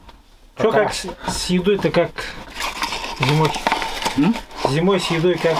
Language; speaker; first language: Russian; native; Russian